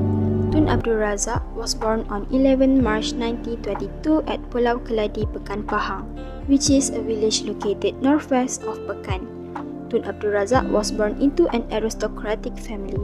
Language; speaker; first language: English; non-native, local second language; Malay